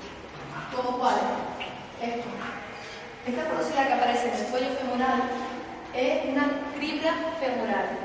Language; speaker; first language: Spanish; native; Spanish